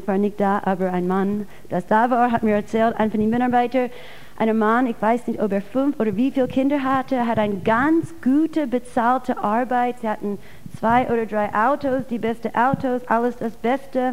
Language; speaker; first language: German; non-native, fluent; English